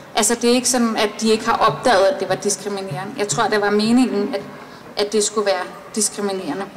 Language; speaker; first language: Danish; native; Danish